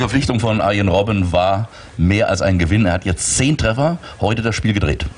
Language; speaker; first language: German; native; German